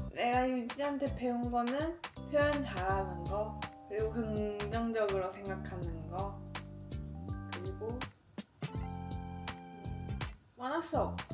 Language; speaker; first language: Korean; non-native, fluent; Chinese